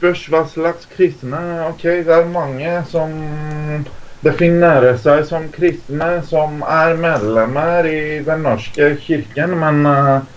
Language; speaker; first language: Norwegian; non-native, fluent; Greek